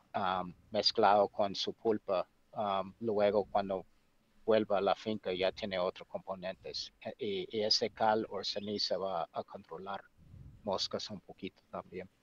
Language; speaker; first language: Spanish; non-native, fluent; English